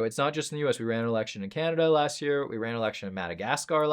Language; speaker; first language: English; native; English